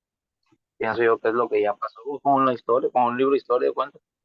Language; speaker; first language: Spanish; native; Spanish